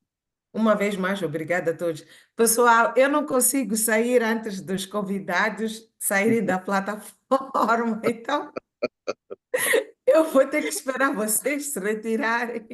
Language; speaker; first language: Portuguese; non-native, local second language; Tsonga